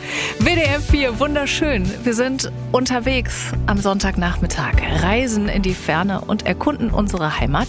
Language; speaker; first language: German; native; German